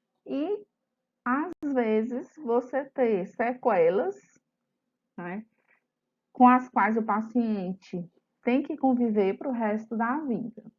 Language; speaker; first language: Portuguese; native; Portuguese